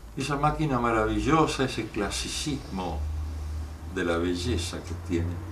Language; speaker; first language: Spanish; native; Spanish